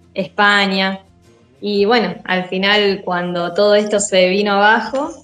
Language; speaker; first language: Spanish; native; Spanish